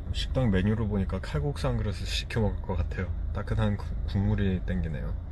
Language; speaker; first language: Korean; early bilingual, heritage; Korean